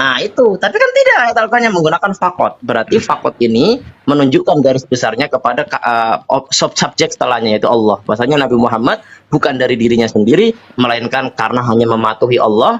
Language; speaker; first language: Indonesian; native; Indonesian